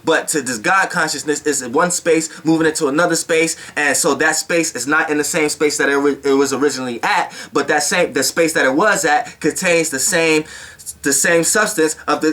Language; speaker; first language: English; native; English